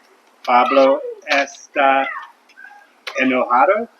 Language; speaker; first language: Spanish; non-native, learner; English